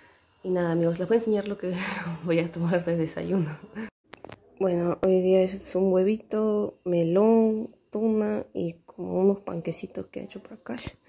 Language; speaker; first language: Spanish; native; Spanish